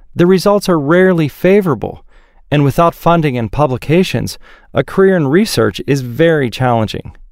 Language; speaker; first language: English; native; English